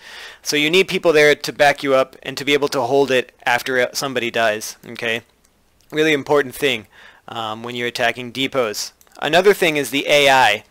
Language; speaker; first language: English; native; English